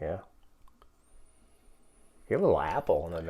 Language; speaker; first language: English; native; English